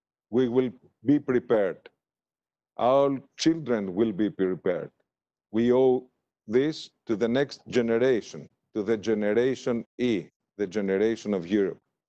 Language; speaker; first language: English; non-native, fluent; Greek